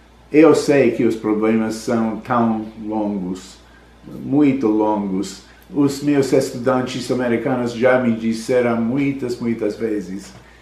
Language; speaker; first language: Portuguese; non-native, learner; English